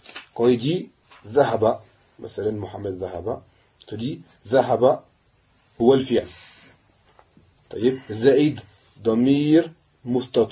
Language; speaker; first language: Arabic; non-native, fluent; French